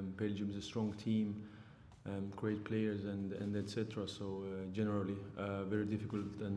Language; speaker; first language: English; non-native, fluent; Estonian